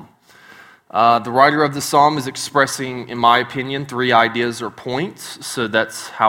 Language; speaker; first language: English; native; English